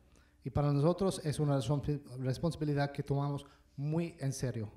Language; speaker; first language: Spanish; non-native, fluent; English